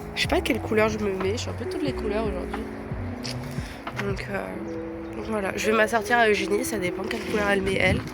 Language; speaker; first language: French; native; French